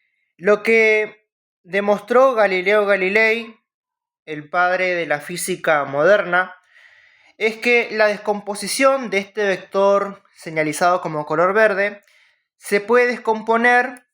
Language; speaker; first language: Spanish; native; Spanish